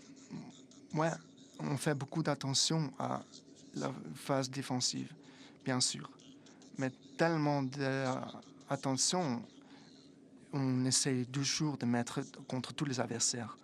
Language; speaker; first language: French; non-native, fluent; Italian